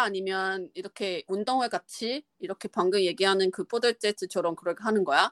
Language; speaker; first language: Korean; non-native, fluent; Chinese